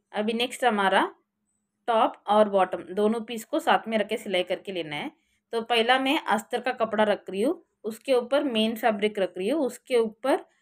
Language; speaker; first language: Hindi; non-native, local second language; Marathi